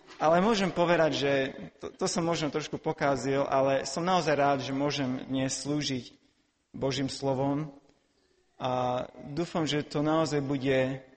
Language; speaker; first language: Slovak; non-native, fluent; English